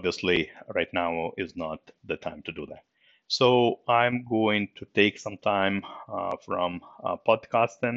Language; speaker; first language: English; non-native, fluent; Russian